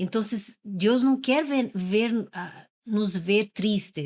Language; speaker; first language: Spanish; non-native, learner; Portuguese